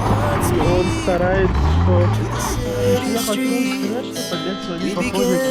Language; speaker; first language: Russian; non-native, learner; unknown